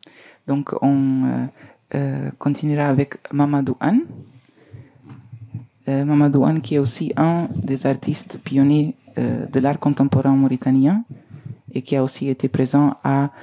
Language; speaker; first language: French; non-native, learner; Spanish